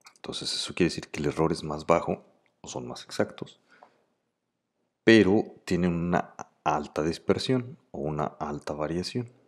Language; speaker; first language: Spanish; native; Spanish